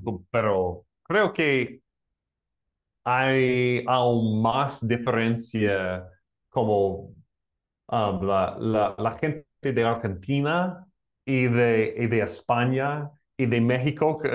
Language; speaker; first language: Spanish; non-native, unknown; English